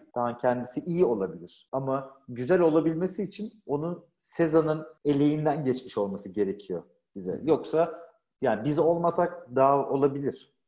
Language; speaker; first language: Turkish; native; Turkish